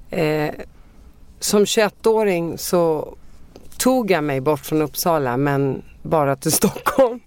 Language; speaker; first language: Swedish; early bilingual, other home language; Arabic